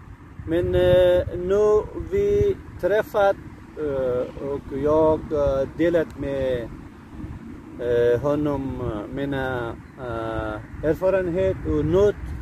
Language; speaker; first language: Swedish; non-native, learner; Persian